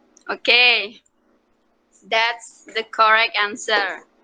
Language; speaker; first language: English; non-native, learner; Indonesian